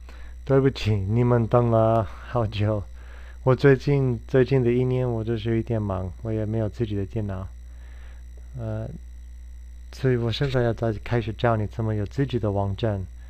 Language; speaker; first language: Chinese; non-native, fluent; English